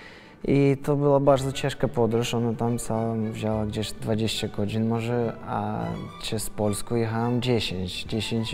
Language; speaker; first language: Polish; non-native, learner; Russian